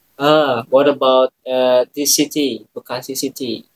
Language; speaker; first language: English; non-native, learner; Indonesian